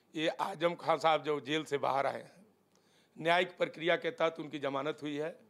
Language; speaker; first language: Hindi; native; Hindi